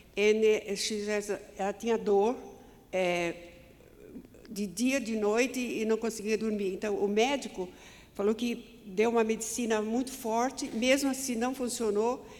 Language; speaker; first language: Portuguese; native; Portuguese